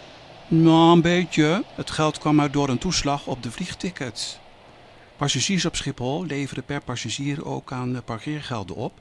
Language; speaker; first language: Dutch; native; Dutch